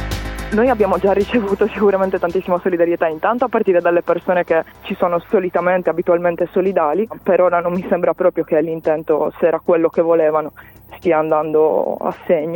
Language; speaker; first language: Italian; native; Italian